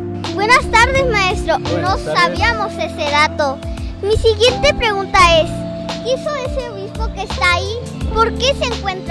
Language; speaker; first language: Spanish; native; Spanish